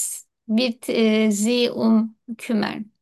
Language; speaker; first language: German; non-native, learner; Turkish